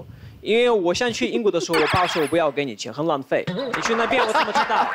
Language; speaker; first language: Chinese; non-native, fluent; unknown